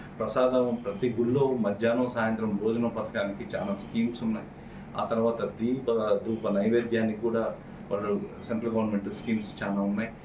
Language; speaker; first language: Telugu; native; Telugu